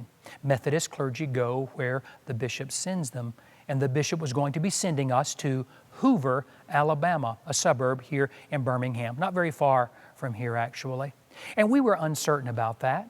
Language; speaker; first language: English; native; English